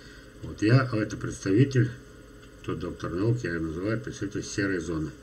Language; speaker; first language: Russian; native; Russian